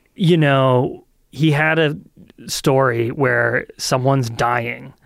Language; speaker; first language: English; native; English